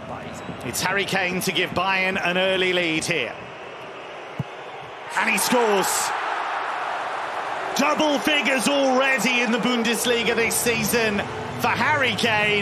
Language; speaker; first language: English; native; English